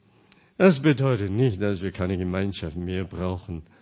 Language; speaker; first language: German; non-native, fluent; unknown